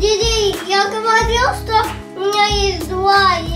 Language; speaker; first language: Russian; early bilingual, heritage; Russian